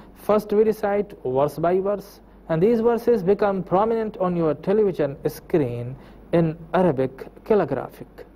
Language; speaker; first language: English; non-native, local second language; Urdu